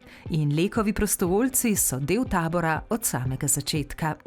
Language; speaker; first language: Slovenian; native; Slovenian